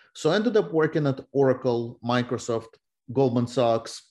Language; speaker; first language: English; non-native, fluent; Russian